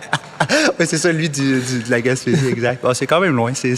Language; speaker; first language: French; native; French